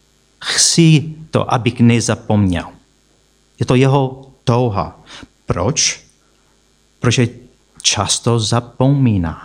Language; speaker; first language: Czech; non-native, fluent; English